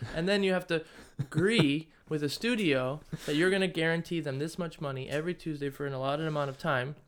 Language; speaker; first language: English; native; English